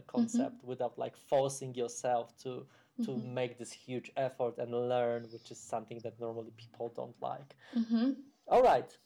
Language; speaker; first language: English; non-native, fluent; Polish